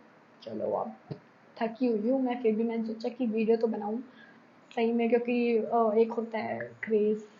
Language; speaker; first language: Hindi; native; Hindi